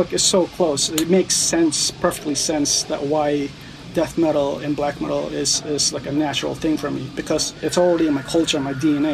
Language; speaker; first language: English; early bilingual, other home language; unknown